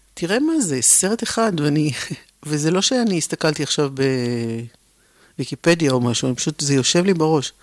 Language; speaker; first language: Hebrew; native; Hebrew